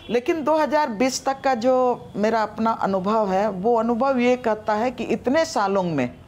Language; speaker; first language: Hindi; non-native, local second language; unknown